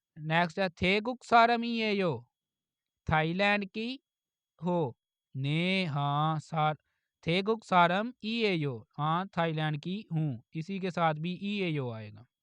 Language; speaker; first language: Urdu; native; Urdu